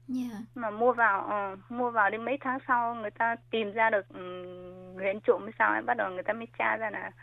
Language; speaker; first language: Vietnamese; native; Vietnamese